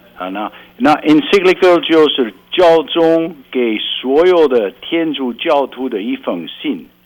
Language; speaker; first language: Chinese; non-native, fluent; Dutch